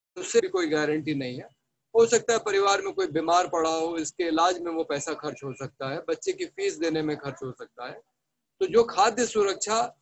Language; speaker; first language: Hindi; native; Hindi